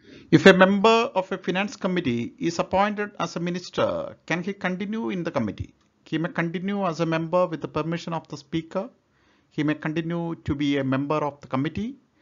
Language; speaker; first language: English; non-native, local second language; Malayalam